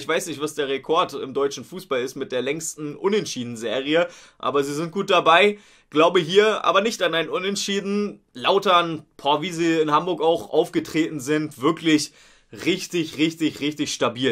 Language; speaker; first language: German; native; German